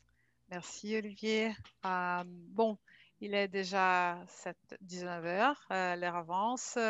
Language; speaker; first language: French; non-native, fluent; Portuguese